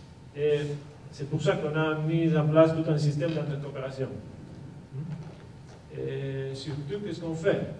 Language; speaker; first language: French; non-native, fluent; Basque